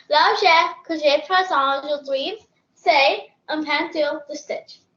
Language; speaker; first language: French; non-native, learner; English